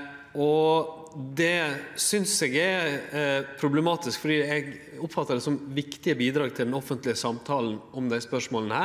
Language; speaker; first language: Norwegian; native; Norwegian